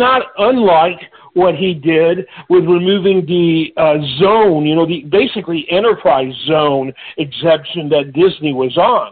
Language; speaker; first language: English; native; English